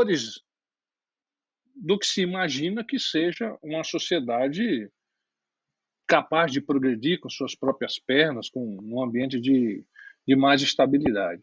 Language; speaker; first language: Portuguese; native; Portuguese